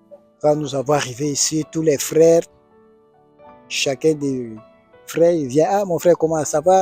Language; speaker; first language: French; non-native, learner; Portuguese